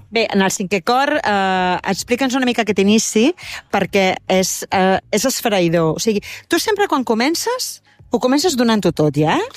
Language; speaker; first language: Catalan; native; Catalan